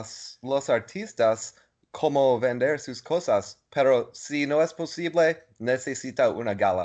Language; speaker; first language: Spanish; non-native, learner; English